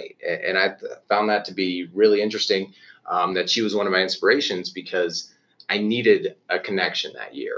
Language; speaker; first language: English; native; English